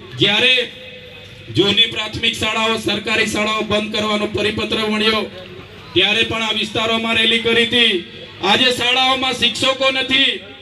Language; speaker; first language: Gujarati; non-native, local second language; Vasavi